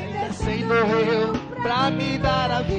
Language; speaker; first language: Portuguese; native; Portuguese